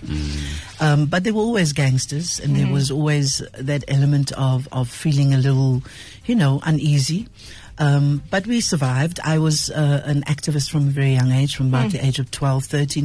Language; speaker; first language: English; native; English